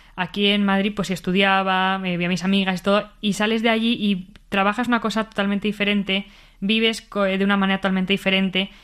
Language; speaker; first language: Spanish; native; Spanish